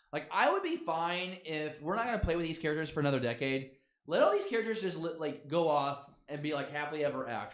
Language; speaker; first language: English; native; English